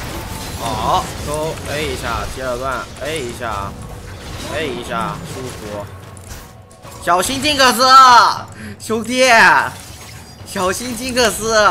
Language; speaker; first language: Chinese; native; Chinese